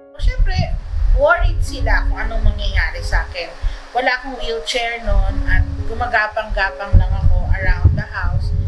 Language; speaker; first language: Filipino; non-native, local second language; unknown